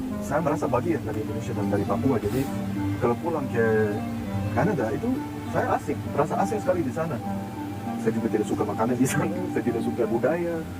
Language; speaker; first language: Indonesian; early bilingual, other home language; English